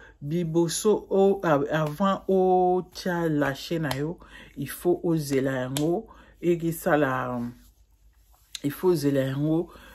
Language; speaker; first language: French; non-native, local second language; Lingala